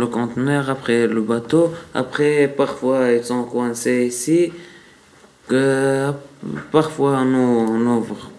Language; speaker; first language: French; non-native, learner; Arabic